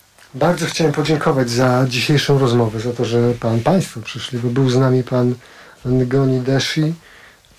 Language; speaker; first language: Polish; native; Polish